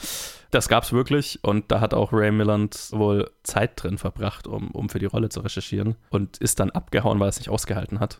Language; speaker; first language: German; native; German